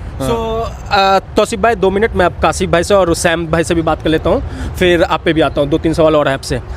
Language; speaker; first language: Hindi; native; Hindi